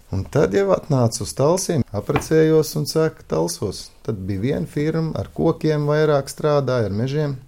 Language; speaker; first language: Latvian; native; Latvian